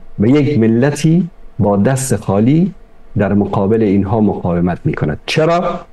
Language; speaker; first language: Persian; native; Persian